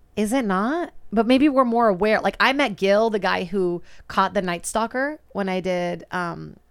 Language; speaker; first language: English; non-native, fluent; Portuguese